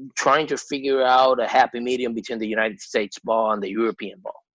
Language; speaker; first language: English; non-native, fluent; Spanish